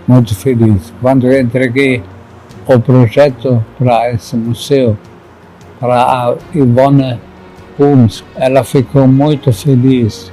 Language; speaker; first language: Portuguese; non-native, fluent; German